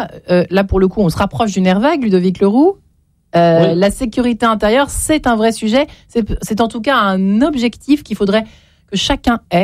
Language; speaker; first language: French; native; French